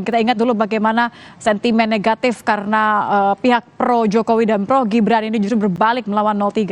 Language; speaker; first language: Indonesian; native; Indonesian